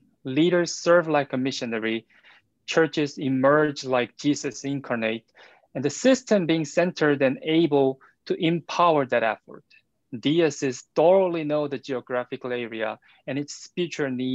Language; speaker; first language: English; non-native, fluent; Korean